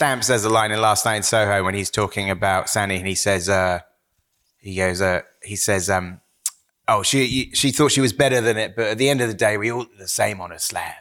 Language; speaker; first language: English; native; English